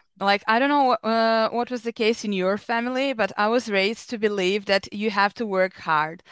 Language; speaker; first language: English; non-native, fluent; Serbian